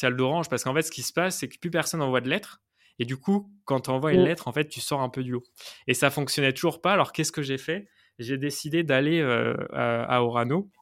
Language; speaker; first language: French; native; French